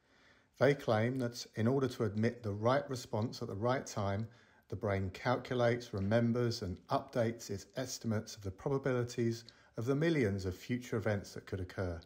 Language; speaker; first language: English; native; English